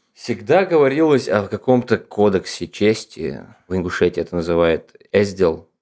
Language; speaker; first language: Russian; non-native, local second language; Ingush